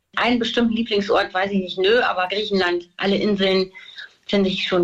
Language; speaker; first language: German; native; German